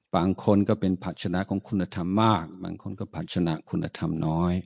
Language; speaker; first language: Thai; non-native, fluent; English